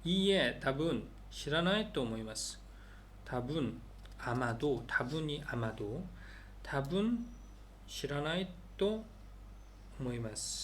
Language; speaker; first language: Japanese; non-native, learner; Korean